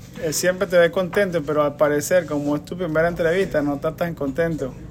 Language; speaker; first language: Spanish; native; Spanish